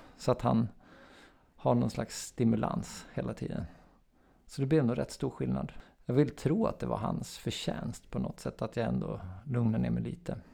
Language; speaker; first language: Swedish; native; Swedish